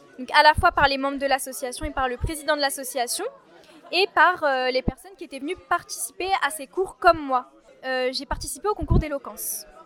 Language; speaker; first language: French; native; French